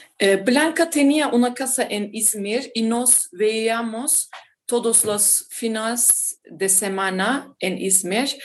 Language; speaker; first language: Spanish; non-native, learner; Turkish